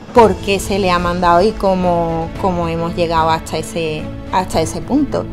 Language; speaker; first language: Spanish; native; Spanish